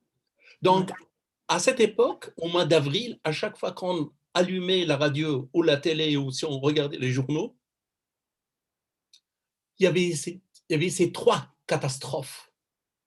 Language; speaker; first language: French; non-native, fluent; Persian